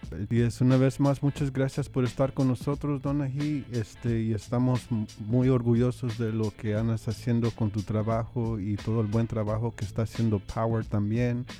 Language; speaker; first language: Spanish; early bilingual, heritage; Spanish